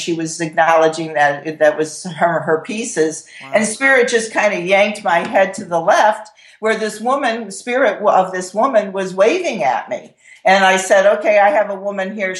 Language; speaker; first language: English; native; English